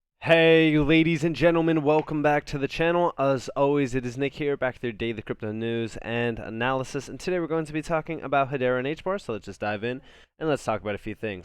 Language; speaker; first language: English; native; English